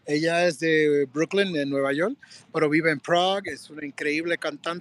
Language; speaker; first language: Spanish; early bilingual, heritage; Spanish